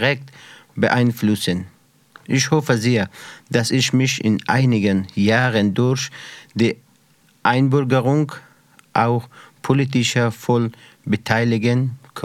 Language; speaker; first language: German; non-native, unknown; Persian